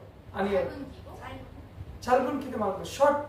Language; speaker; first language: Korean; non-native, learner; English